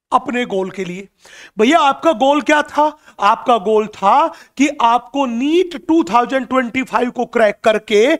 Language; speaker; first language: Hindi; native; Hindi